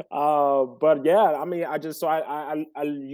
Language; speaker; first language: English; early bilingual, other home language; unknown